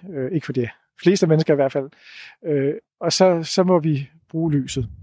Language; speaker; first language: Danish; non-native, fluent; Dutch